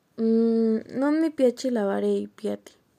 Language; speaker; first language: Italian; non-native, learner; Spanish